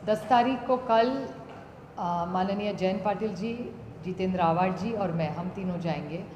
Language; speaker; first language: Hindi; non-native, local second language; Marathi